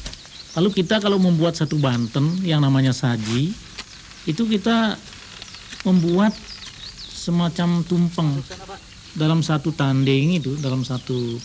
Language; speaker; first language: Indonesian; native; Indonesian